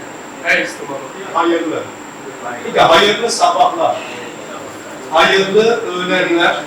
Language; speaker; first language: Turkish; non-native, learner; Urdu